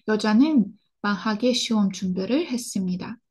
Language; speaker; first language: Korean; non-native, learner; Russian